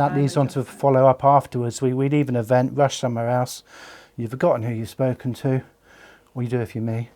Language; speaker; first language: English; native; English